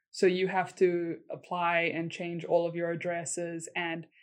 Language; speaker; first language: English; native; English